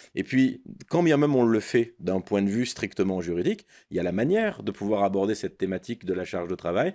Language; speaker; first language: French; native; French